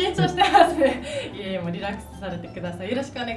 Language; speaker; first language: Japanese; native; Japanese